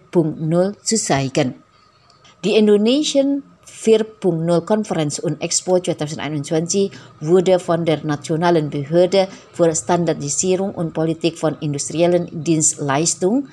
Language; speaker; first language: German; non-native, fluent; Indonesian